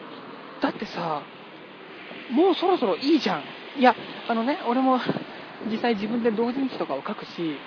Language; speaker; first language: Japanese; native; Japanese